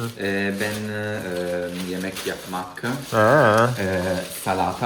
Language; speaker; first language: Turkish; non-native, learner; Italian